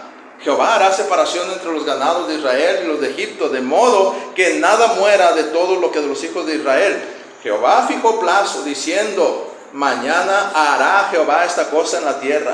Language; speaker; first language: Spanish; native; Spanish